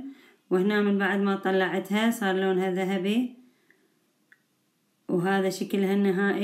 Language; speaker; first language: Arabic; native; Arabic